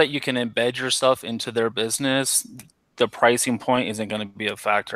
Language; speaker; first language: English; native; English